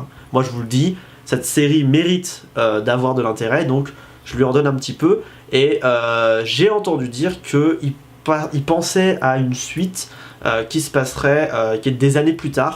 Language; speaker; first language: French; native; French